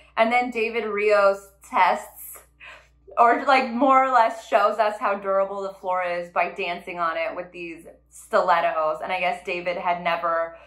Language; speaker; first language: English; native; English